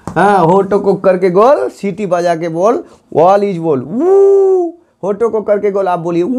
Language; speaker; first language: Hindi; non-native, local second language; Bangla